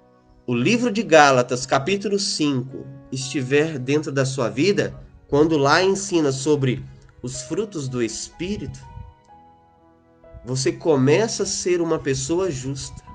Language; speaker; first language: Portuguese; native; Portuguese